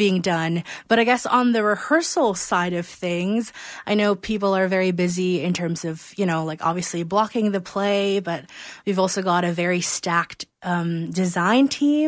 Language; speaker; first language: English; non-native, local second language; Filipino